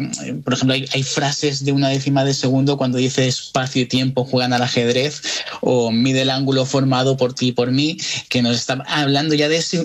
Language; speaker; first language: Spanish; native; Spanish